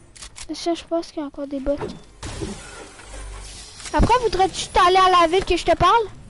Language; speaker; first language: French; native; French